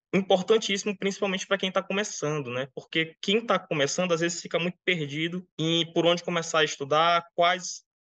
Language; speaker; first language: Portuguese; native; Portuguese